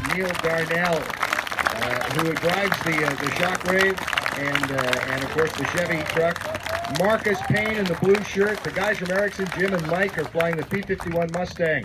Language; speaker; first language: English; native; English